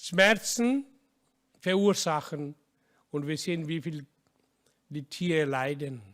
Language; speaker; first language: German; non-native, learner; Hindi